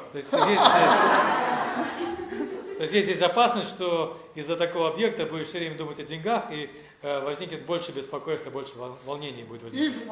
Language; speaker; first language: Russian; native; Russian